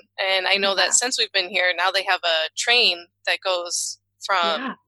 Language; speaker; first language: English; native; English